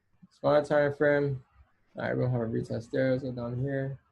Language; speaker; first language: English; native; English